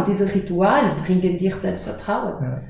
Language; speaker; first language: German; non-native, fluent; French